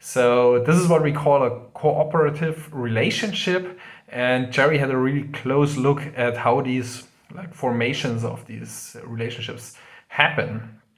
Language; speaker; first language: English; non-native, fluent; German